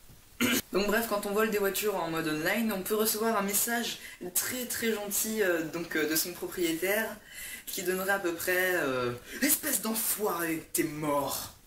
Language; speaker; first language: French; native; French